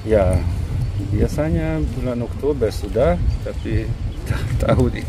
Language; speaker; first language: Indonesian; non-native, fluent; German